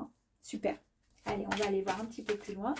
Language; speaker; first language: French; native; French